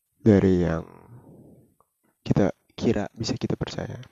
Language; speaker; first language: Indonesian; native; Indonesian